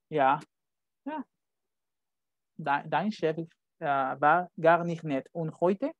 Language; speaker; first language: German; non-native, fluent; Spanish